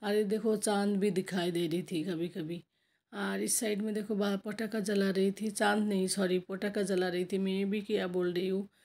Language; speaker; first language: Hindi; non-native, local second language; Bangla